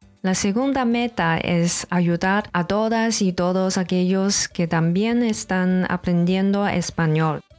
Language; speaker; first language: Spanish; non-native, learner; Chinese